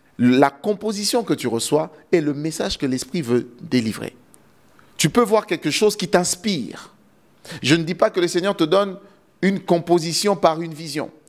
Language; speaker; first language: French; non-native, local second language; Lingala